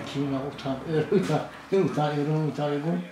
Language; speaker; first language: Swedish; non-native, learner; Kurdish